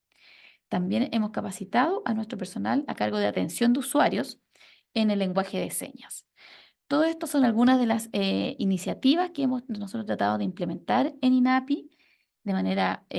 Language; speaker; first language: Spanish; native; Spanish